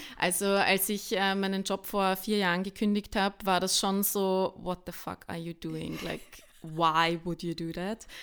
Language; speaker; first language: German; early bilingual, other home language; Bosnian